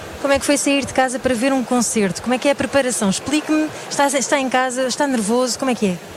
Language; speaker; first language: Portuguese; native; Portuguese